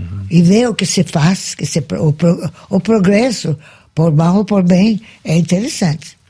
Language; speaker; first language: Portuguese; non-native, fluent; Russian